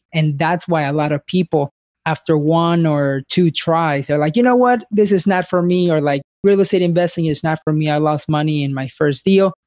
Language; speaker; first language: English; early bilingual, other home language; Spanish